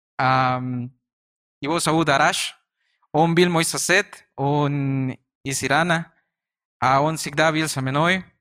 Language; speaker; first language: Russian; non-native, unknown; Spanish